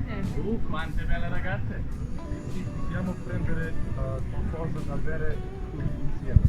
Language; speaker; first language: Italian; non-native, learner; Serbian